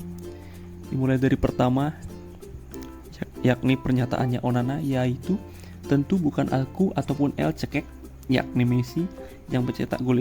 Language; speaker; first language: Indonesian; native; Indonesian